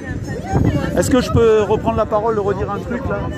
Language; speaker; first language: French; native; French